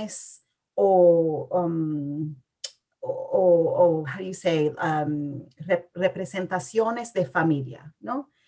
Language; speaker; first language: Spanish; early bilingual, heritage; English